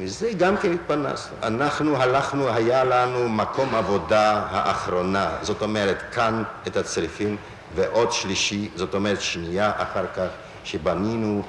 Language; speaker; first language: Hebrew; non-native, fluent; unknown